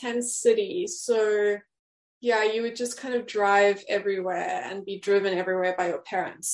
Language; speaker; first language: English; native; English